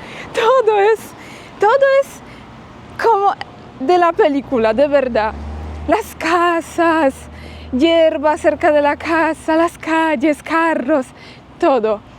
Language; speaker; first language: Spanish; non-native, fluent; Polish